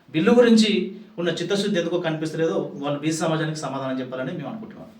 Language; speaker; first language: Telugu; native; Telugu